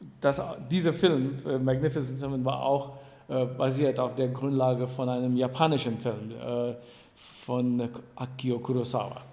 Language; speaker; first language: German; non-native, fluent; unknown